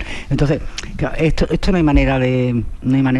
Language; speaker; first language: Spanish; native; Spanish